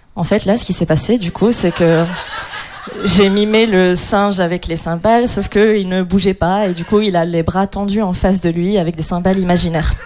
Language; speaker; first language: French; non-native, local second language; Arabic